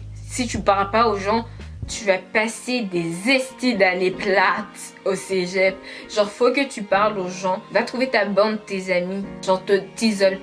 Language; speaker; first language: French; native; French